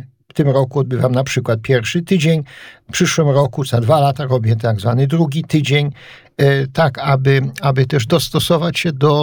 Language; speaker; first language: Polish; native; Polish